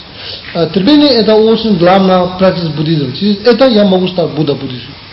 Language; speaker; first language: Russian; non-native, learner; Tibetan